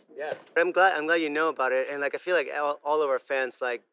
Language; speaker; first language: English; non-native, fluent; Spanish